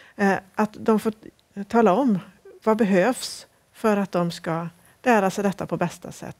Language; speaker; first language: Swedish; native; Swedish